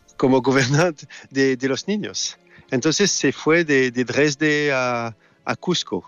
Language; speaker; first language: Spanish; non-native, fluent; French